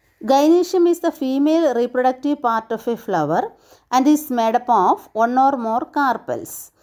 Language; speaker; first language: English; non-native, local second language; Malayalam